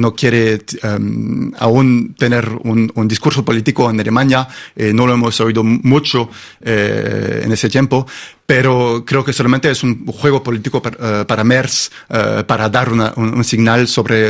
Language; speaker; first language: Spanish; non-native, fluent; German